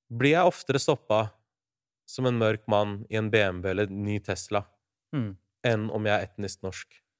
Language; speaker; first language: Norwegian; early bilingual, other home language; Urdu